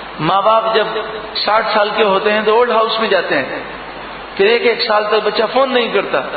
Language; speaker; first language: Urdu; native; Urdu